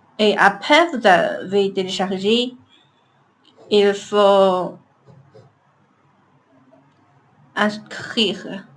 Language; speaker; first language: French; non-native, learner; Chinese